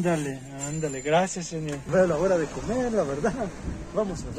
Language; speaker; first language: Spanish; non-native, learner; Italian